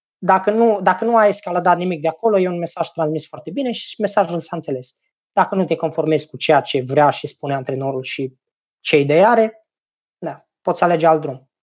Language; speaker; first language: Romanian; native; Romanian